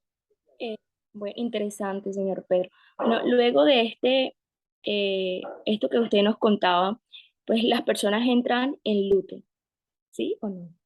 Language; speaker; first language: Spanish; native; Spanish